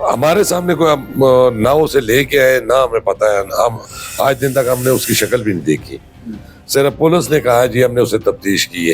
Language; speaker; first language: Urdu; non-native, local second language; Pashto